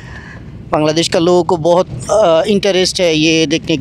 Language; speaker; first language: Hindi; non-native, learner; Bangla